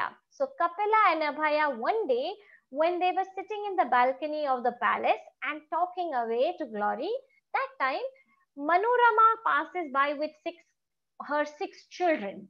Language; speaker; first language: English; non-native, local second language; Gujarati